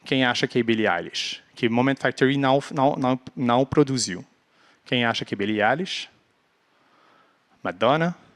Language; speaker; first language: Portuguese; non-native, fluent; French